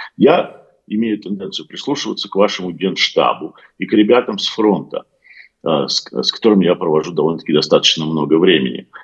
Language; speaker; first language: Russian; early bilingual, heritage; Russian